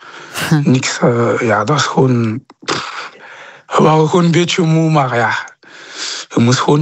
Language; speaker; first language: Dutch; non-native, local second language; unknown